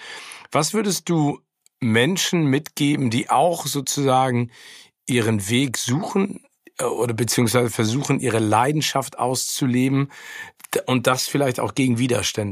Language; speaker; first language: German; native; German